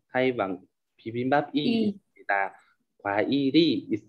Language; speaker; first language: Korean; non-native, fluent; Vietnamese